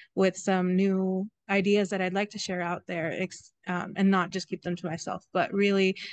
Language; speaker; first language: English; native; English